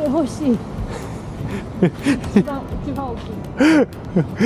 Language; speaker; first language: Japanese; non-native, learner; Spanish